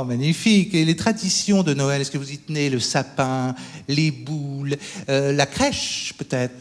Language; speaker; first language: French; native; French